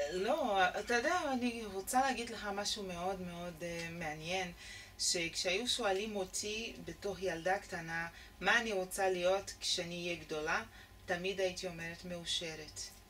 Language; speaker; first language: Hebrew; non-native, fluent; Portuguese